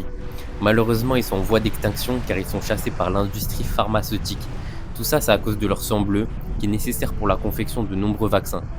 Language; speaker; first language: French; native; French